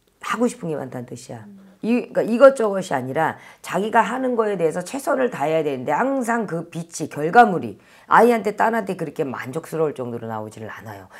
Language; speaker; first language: Korean; native; Korean